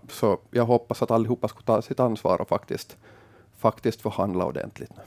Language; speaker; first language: Swedish; native; Swedish